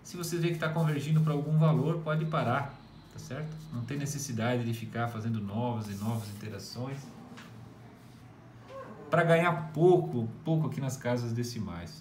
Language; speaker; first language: Portuguese; native; Portuguese